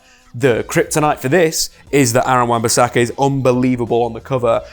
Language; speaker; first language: English; native; English